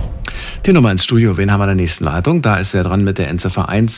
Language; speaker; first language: German; native; German